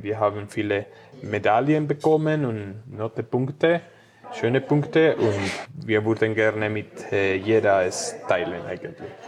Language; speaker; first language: German; non-native, learner; Spanish